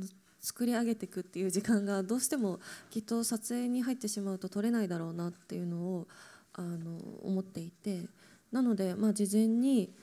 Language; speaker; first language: Japanese; native; Japanese